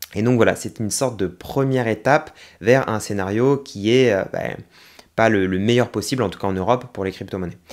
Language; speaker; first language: French; native; French